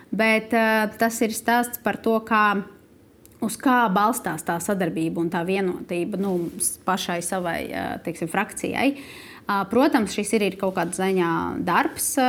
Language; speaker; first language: Latvian; non-native, local second language; Russian